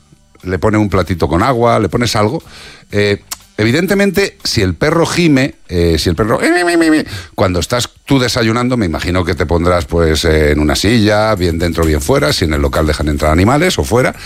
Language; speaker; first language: Spanish; native; Spanish